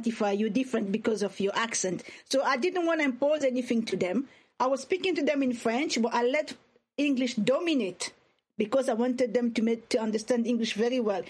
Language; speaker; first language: English; non-native, fluent; Swahili